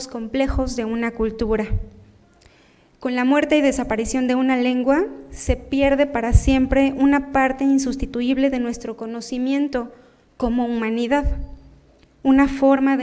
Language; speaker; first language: Spanish; native; Spanish